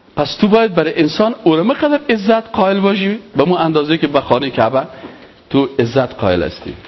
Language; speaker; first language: Persian; native; Persian